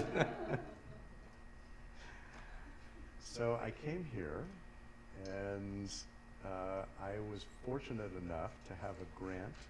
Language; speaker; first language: English; native; English